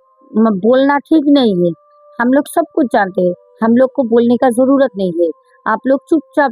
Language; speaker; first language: Hindi; non-native, local second language; Bangla